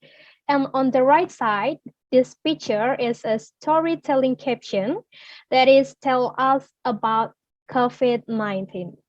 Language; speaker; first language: English; non-native, learner; Indonesian